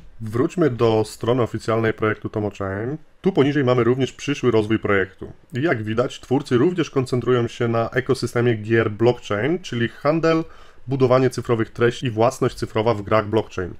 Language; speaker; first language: Polish; native; Polish